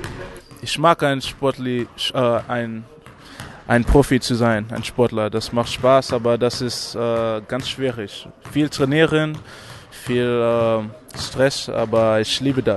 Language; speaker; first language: German; non-native, fluent; English